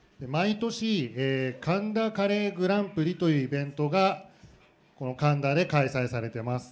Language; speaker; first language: Japanese; native; Japanese